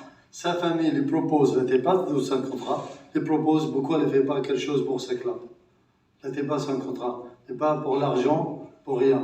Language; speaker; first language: French; non-native, learner; Arabic